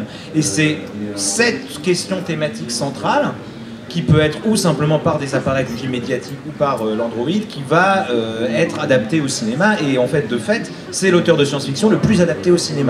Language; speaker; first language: French; native; French